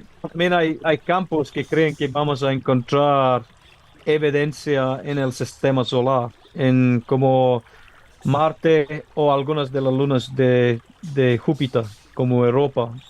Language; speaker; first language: Spanish; non-native, learner; English